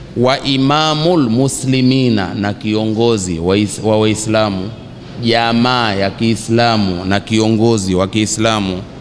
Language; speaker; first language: Swahili; native; Swahili